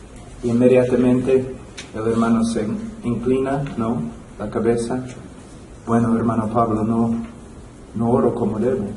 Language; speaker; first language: Spanish; non-native, fluent; English